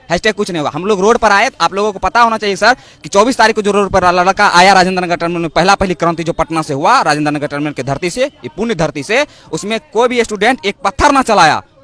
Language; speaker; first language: Hindi; native; Hindi